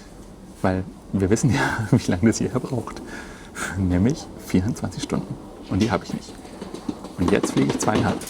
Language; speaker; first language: German; native; German